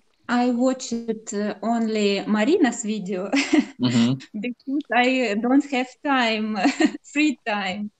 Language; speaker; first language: English; non-native, learner; Russian